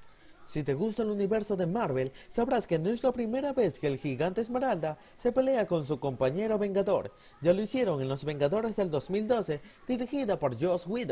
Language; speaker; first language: Spanish; native; Spanish